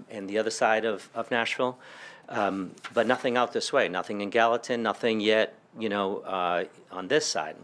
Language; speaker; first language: English; early bilingual, other home language; Spanish